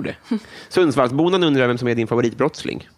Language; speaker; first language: Swedish; native; Swedish